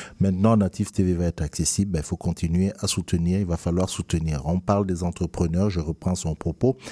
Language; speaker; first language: French; non-native, local second language; Duala